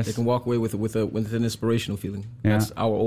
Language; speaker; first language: English; native; English